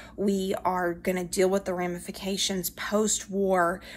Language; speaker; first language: English; native; English